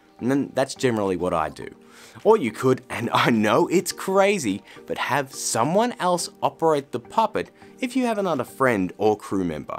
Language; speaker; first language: English; native; English